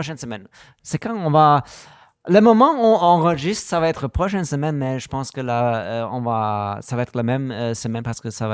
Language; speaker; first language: French; non-native, learner; German